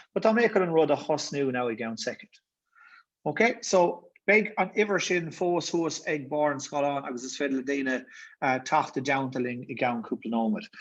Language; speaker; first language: Irish; native; Irish